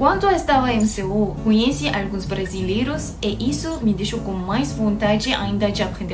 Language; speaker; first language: Portuguese; non-native, learner; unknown